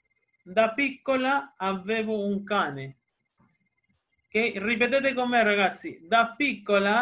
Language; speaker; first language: Italian; non-native, fluent; Spanish